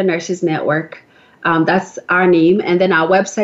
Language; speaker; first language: English; non-native, local second language; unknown